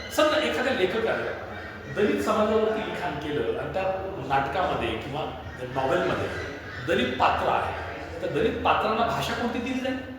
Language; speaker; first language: Marathi; native; Marathi